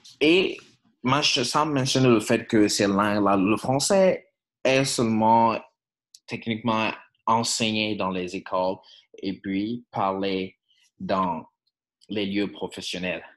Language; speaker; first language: French; non-native, fluent; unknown